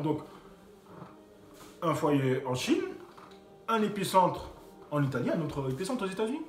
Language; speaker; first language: French; native; French